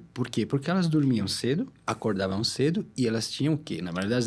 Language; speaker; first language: Portuguese; native; Portuguese